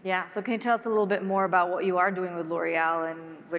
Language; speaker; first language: English; native; English